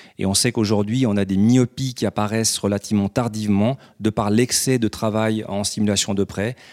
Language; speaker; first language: French; native; French